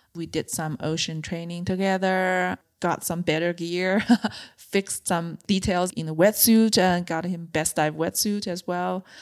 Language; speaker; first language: English; non-native, fluent; Chinese